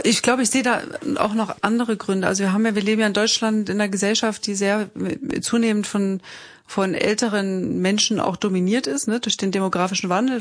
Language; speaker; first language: German; native; German